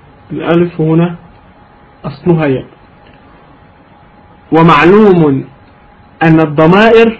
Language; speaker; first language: Arabic; native; Arabic